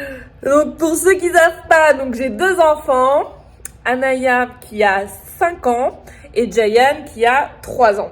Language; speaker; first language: French; native; French